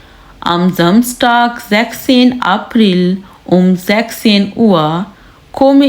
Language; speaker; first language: German; non-native, learner; Urdu